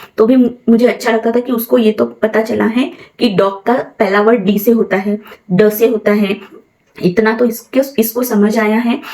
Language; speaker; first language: Hindi; non-native, local second language; Marathi